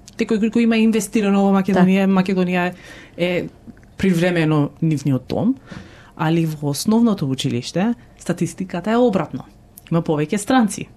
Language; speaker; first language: Macedonian; early bilingual, heritage; Macedonian